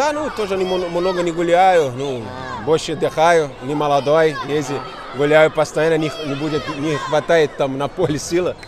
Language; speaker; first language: Russian; non-native, learner; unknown